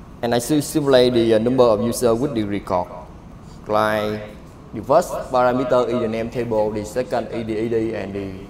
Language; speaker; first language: English; non-native, learner; Vietnamese